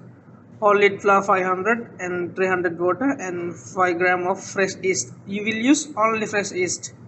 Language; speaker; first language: English; non-native, local second language; Sinhala